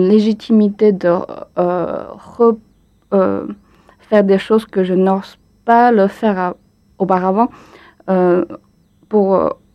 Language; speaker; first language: French; non-native, fluent; Chinese